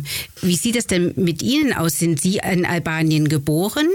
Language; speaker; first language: German; native; German